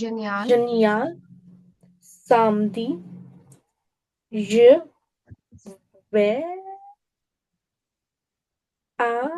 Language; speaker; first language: French; non-native, learner; Hindi